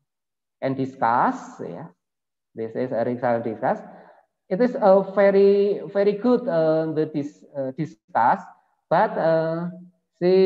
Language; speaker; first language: English; non-native, learner; Indonesian